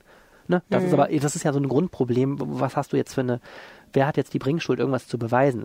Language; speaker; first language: German; native; German